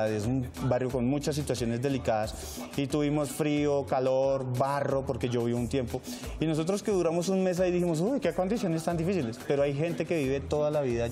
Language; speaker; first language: Spanish; native; Spanish